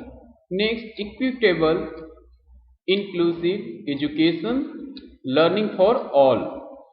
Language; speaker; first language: English; non-native, local second language; Hindi